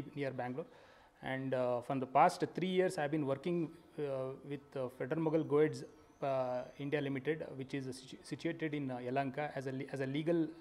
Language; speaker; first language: English; non-native, local second language; Kannada